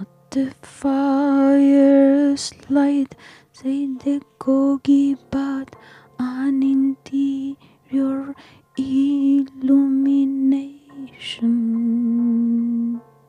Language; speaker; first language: English; non-native, fluent; Spanish